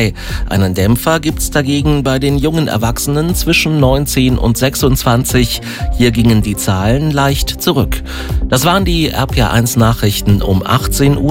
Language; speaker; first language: German; native; German